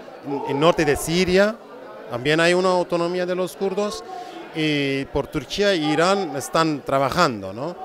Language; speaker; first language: Spanish; non-native, fluent; Kurdish